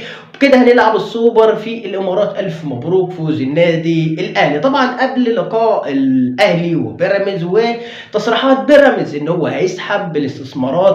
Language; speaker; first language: Arabic; native; Arabic